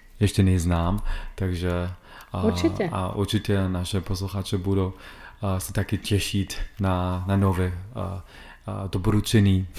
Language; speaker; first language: Czech; non-native, learner; German